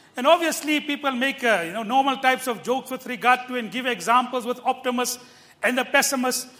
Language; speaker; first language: English; native; English